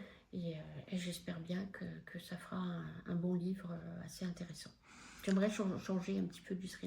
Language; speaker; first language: French; native; French